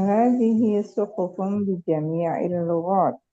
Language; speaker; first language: Arabic; non-native, learner; Indonesian